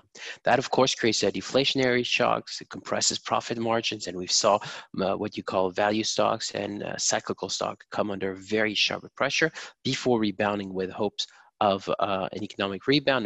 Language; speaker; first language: English; non-native, fluent; German